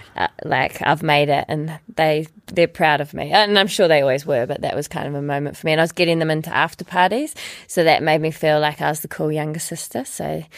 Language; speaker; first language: English; native; English